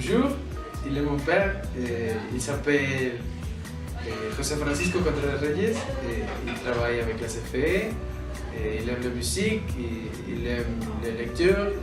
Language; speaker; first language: French; non-native, learner; Spanish